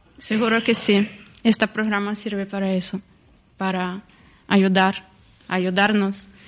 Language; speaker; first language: Spanish; non-native, fluent; Ukrainian